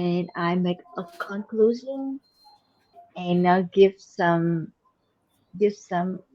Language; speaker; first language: English; non-native, learner; Vietnamese